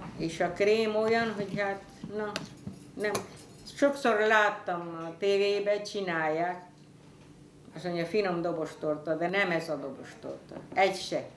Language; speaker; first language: Hungarian; early bilingual, heritage; Hungarian